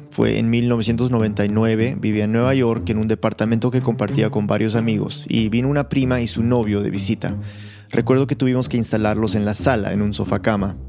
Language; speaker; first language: Spanish; early bilingual, heritage; Spanish